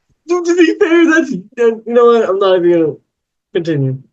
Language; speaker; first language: English; native; English